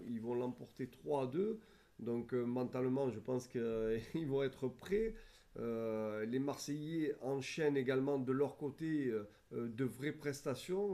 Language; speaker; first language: French; native; French